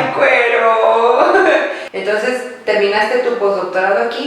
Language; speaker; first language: Spanish; native; Spanish